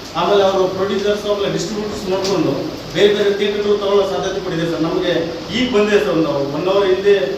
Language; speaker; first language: Kannada; native; Kannada